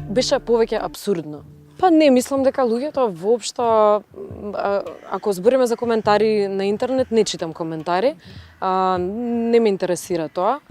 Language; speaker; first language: Macedonian; early bilingual, other home language; Russian